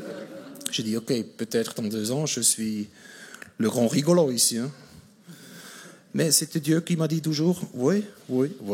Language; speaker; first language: French; non-native, fluent; German